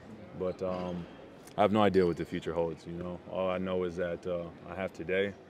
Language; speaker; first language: English; native; English